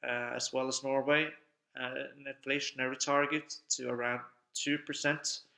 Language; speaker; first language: English; non-native, fluent; Norwegian